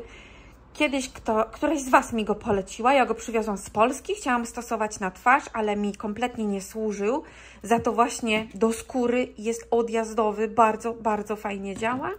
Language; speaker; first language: Polish; native; Polish